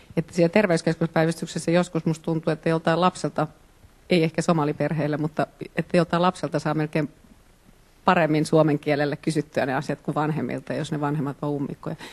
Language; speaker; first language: Finnish; native; Finnish